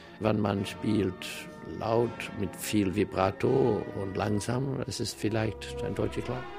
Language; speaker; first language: German; non-native, learner; English